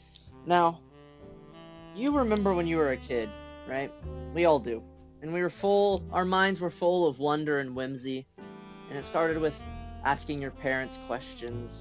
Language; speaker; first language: English; native; English